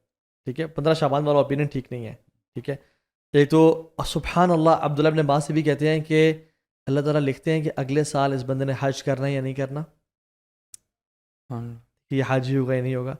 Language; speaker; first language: Urdu; native; Urdu